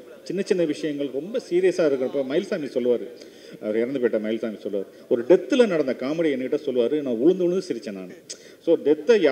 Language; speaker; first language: Tamil; native; Tamil